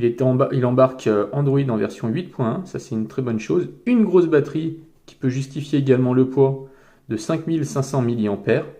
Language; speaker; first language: French; native; French